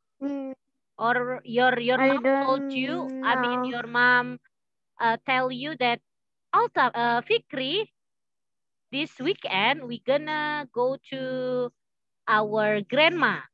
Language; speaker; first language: English; non-native, learner; Indonesian